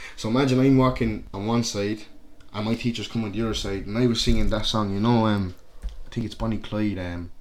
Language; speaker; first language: English; native; English